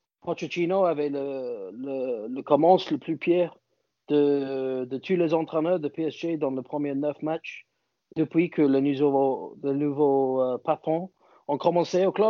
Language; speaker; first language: French; non-native, fluent; English